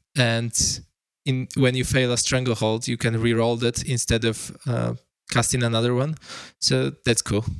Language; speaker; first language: English; non-native, fluent; Polish